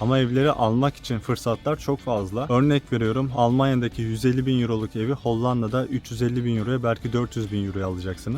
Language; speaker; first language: Turkish; native; Turkish